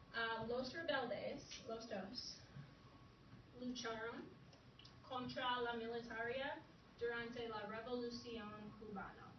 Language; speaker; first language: Spanish; non-native, fluent; English